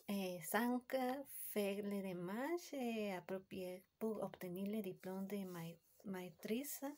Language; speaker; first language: French; non-native, learner; Spanish